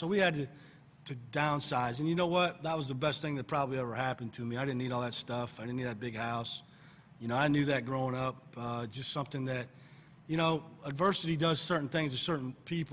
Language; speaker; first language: English; native; English